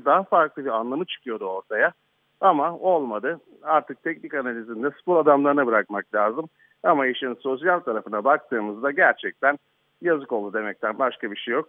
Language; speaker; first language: Turkish; native; Turkish